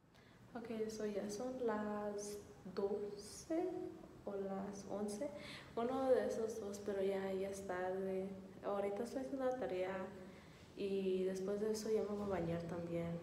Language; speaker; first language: Spanish; early bilingual, heritage; Spanish